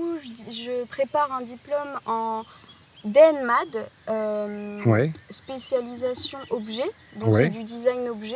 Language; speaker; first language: French; native; French